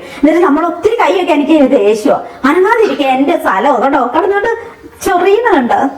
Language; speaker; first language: Malayalam; native; Malayalam